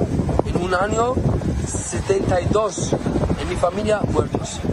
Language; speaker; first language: Spanish; non-native, learner; Arabic